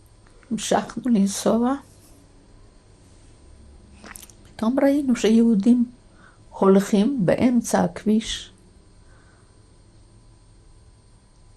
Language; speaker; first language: Hebrew; non-native, fluent; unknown